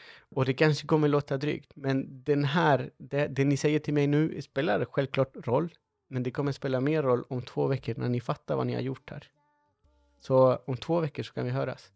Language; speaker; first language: Swedish; non-native, fluent; Spanish